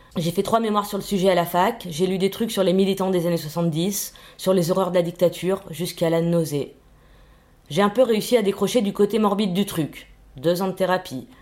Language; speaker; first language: French; early bilingual, other home language; Spanish